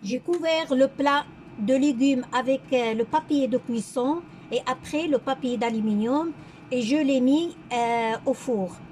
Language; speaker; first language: French; non-native, local second language; Arabic